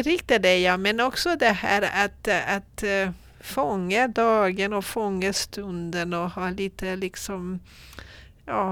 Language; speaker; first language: Swedish; non-native, fluent; Portuguese